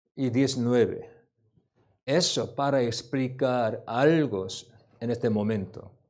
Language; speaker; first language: Spanish; non-native, learner; Korean